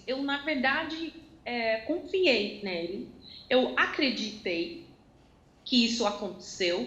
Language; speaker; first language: Portuguese; non-native, fluent; Dutch